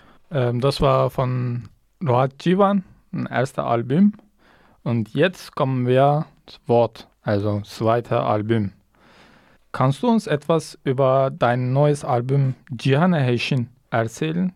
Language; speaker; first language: German; non-native, fluent; Kurdish